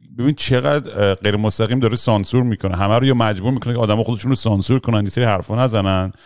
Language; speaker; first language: Persian; early bilingual, heritage; Persian